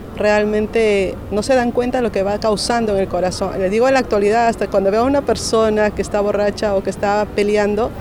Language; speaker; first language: Spanish; native; Spanish